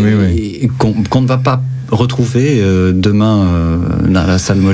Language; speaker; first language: French; native; French